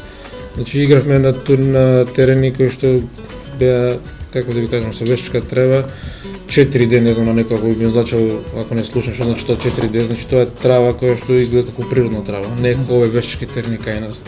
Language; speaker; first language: Macedonian; native; Macedonian